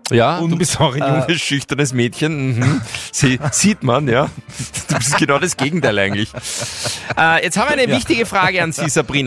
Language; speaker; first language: German; native; German